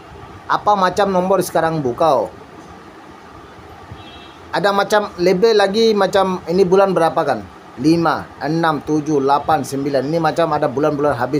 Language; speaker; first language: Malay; non-native, learner; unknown